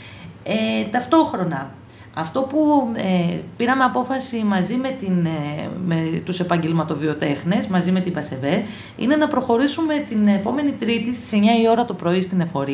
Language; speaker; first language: Greek; native; Greek